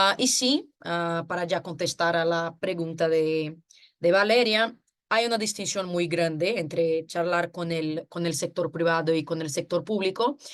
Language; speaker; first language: Spanish; non-native, fluent; Portuguese